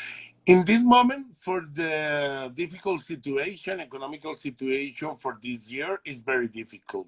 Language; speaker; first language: English; non-native, learner; Spanish